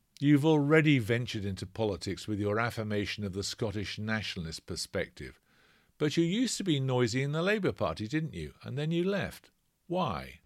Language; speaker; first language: English; native; English